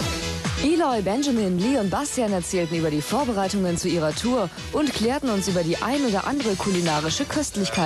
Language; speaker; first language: German; native; German